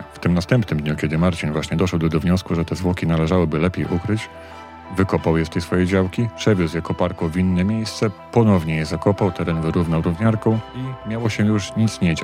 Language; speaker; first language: Polish; native; Polish